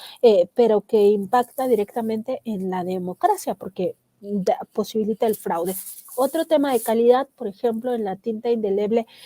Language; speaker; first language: Spanish; native; Spanish